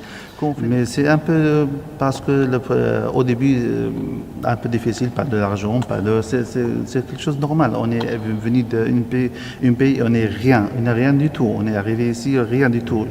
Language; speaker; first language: French; non-native, learner; Arabic